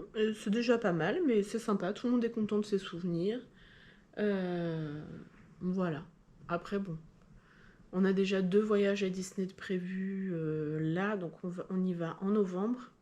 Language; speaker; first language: French; native; French